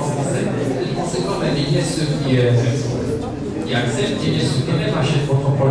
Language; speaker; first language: French; non-native, local second language; Arabic